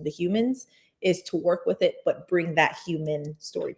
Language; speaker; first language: English; native; English